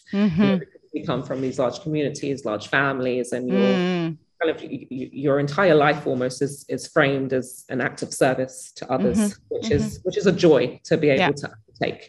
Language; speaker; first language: English; native; English